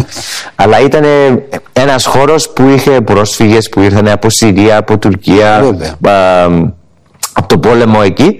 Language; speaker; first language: Greek; early bilingual, heritage; Greek